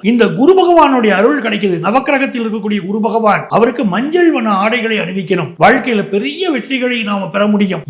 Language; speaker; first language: Tamil; native; Tamil